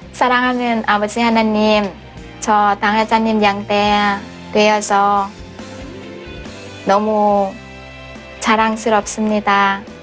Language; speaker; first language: Korean; non-native, fluent; Vietnamese